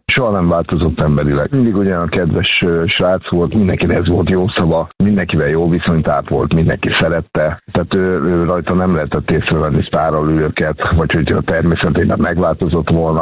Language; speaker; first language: Hungarian; native; Hungarian